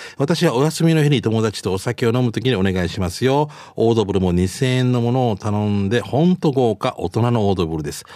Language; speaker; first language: Japanese; native; Japanese